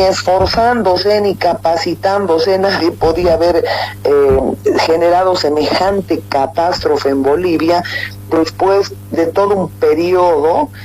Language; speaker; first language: Spanish; native; Spanish